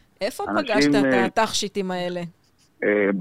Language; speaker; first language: Hebrew; native; Hebrew